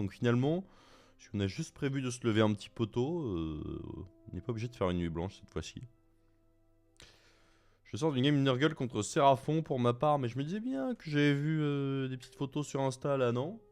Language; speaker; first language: French; native; French